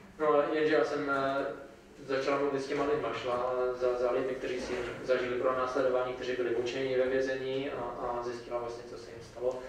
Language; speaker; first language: Czech; native; Czech